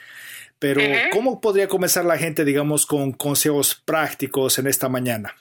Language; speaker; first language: Spanish; native; Spanish